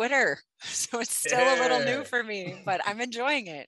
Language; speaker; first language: English; native; English